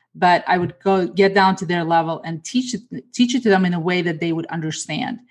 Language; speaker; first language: English; early bilingual, other home language; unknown